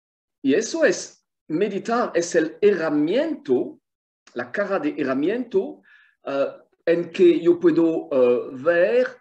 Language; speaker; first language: Spanish; non-native, fluent; French